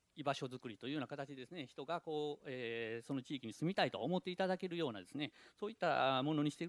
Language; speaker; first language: Japanese; native; Japanese